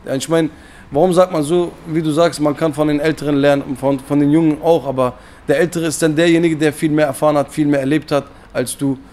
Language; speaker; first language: German; early bilingual, other home language; Turkish